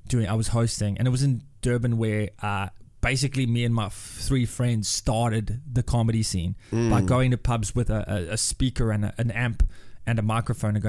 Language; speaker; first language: English; native; English